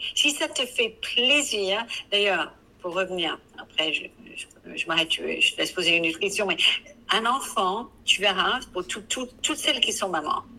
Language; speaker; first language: French; non-native, fluent; English